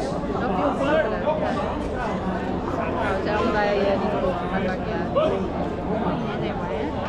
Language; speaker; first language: Dutch; non-native, learner; English